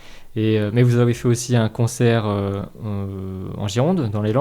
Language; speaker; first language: French; native; French